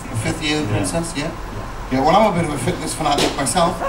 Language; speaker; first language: English; native; English